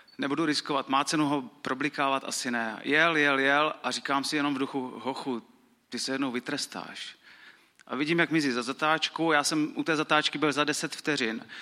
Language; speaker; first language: Czech; native; Czech